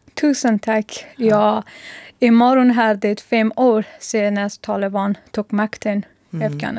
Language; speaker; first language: Swedish; non-native, learner; Persian